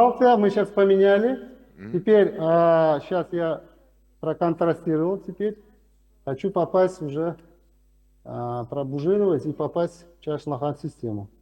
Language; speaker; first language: Russian; non-native, local second language; Uzbek